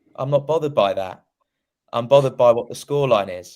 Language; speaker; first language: English; native; English